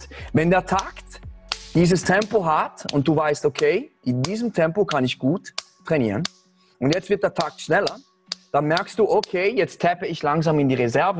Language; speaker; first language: German; native; German